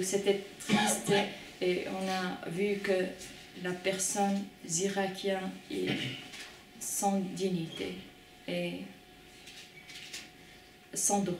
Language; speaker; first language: French; non-native, fluent; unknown